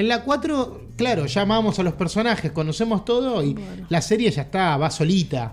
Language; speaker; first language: Spanish; native; Spanish